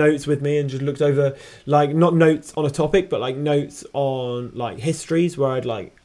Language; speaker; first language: English; native; English